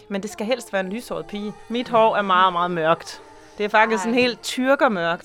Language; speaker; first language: Danish; native; Danish